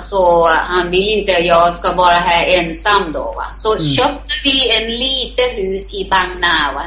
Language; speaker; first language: Swedish; non-native, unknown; Thai